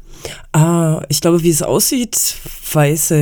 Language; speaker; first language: German; native; German